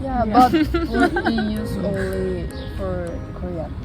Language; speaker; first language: English; non-native, learner; Korean